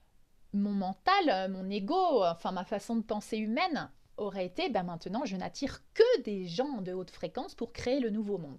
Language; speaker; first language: French; native; French